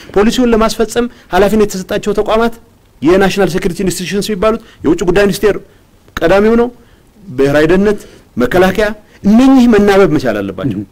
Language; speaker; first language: Amharic; non-native, local second language; Tigrinya